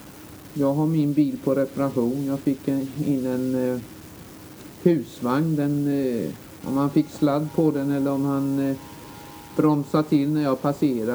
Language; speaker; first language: Swedish; native; Swedish